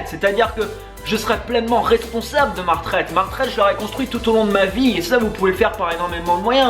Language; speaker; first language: French; native; French